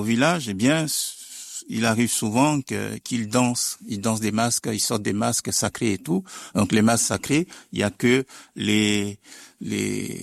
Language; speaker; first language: French; non-native, local second language; Baoulé